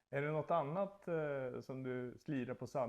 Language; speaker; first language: Swedish; native; Swedish